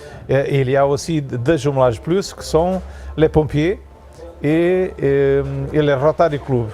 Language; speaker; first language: French; non-native, learner; Portuguese